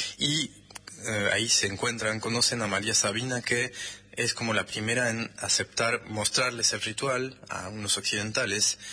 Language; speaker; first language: Spanish; non-native, fluent; French